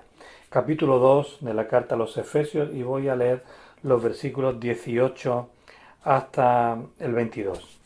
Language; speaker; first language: Spanish; native; Spanish